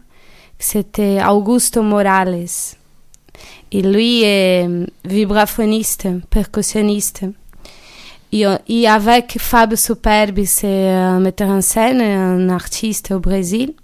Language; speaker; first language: French; non-native, learner; Portuguese